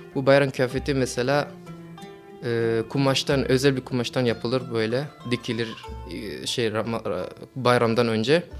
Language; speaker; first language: Turkish; non-native, fluent; Malay